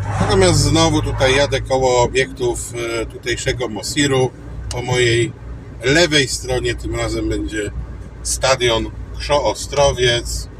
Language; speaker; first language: Polish; native; Polish